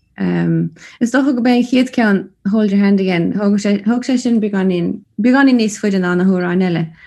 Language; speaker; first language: Irish; native; Irish